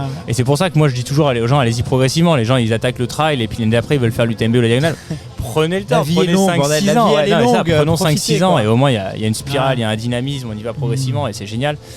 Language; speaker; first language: French; native; French